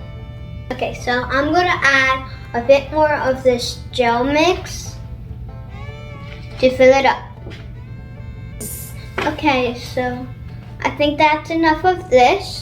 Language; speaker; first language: English; native; English